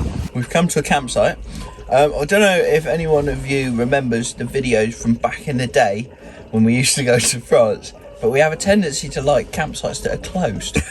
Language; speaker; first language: English; native; English